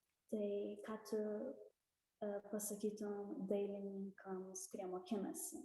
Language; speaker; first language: Lithuanian; early bilingual, heritage; Russian